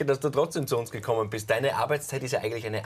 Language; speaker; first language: German; native; German